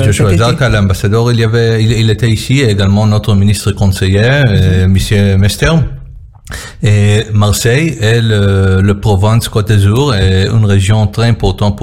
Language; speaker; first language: French; non-native, learner; Hebrew